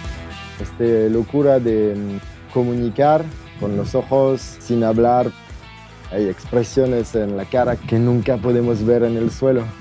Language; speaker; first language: Spanish; non-native, fluent; French